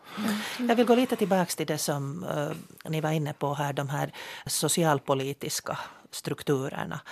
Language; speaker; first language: Swedish; native; Swedish